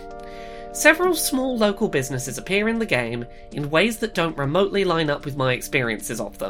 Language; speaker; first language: English; native; English